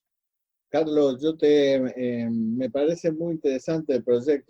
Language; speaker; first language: Spanish; native; Spanish